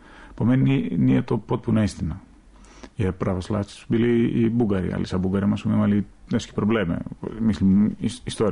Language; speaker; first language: Serbian; non-native, fluent; Greek